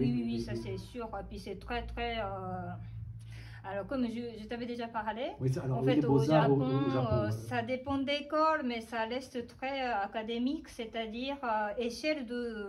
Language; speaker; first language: French; non-native, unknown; Japanese